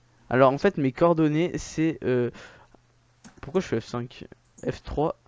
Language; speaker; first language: French; native; French